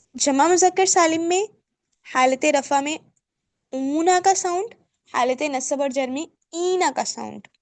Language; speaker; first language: Urdu; native; Urdu